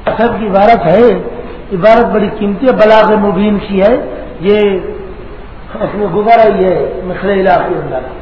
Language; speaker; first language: Urdu; non-native, local second language; Punjabi